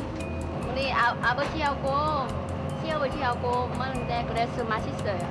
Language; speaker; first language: Korean; non-native, learner; Vietnamese